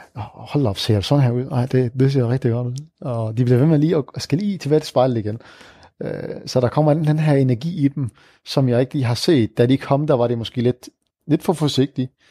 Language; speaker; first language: Danish; early bilingual, other home language; Arabic